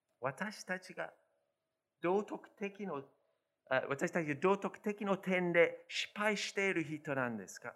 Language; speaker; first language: Japanese; non-native, fluent; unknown